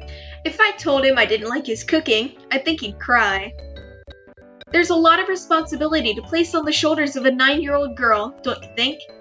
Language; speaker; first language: English; native; English